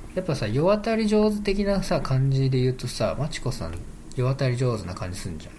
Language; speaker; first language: Japanese; early bilingual, other home language; Chinese